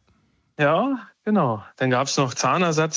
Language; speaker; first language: German; native; German